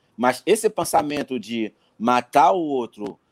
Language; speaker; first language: Portuguese; non-native, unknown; Haitian Creole